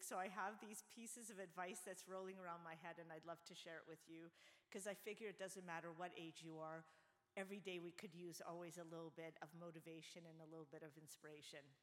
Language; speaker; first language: English; native; English